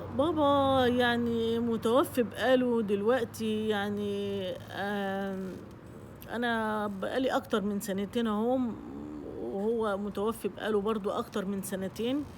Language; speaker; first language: Arabic; native; Arabic